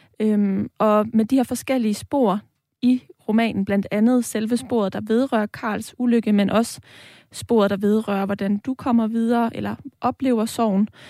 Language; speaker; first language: Danish; native; Danish